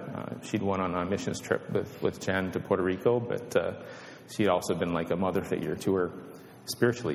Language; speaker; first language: English; native; English